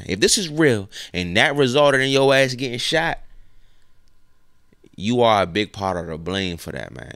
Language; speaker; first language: English; native; English